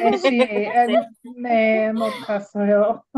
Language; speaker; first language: Korean; non-native, learner; English